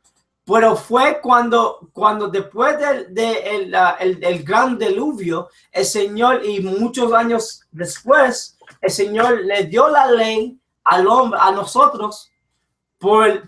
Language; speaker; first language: Spanish; early bilingual, heritage; English